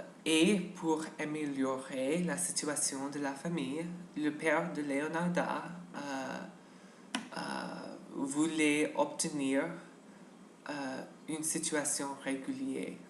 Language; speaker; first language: French; non-native, learner; English